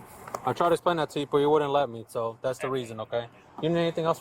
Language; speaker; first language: English; native; English